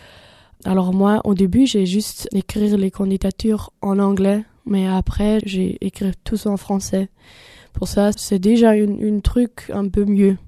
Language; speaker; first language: French; non-native, learner; German